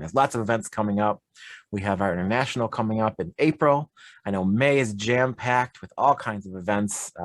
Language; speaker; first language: English; native; English